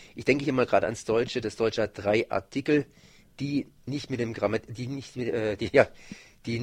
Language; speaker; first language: German; native; German